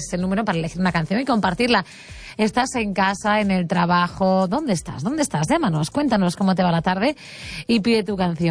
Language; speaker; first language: Spanish; non-native, local second language; Galician